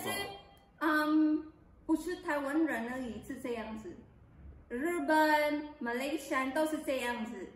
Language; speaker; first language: Chinese; non-native, learner; Filipino